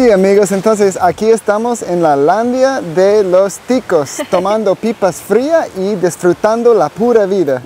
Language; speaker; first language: Spanish; non-native, learner; English